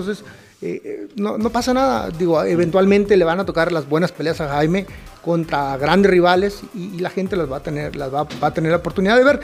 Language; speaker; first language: Spanish; native; Spanish